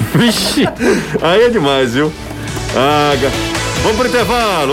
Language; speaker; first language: Portuguese; native; Portuguese